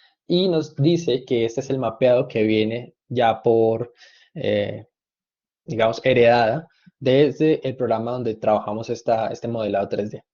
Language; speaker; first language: Spanish; native; Spanish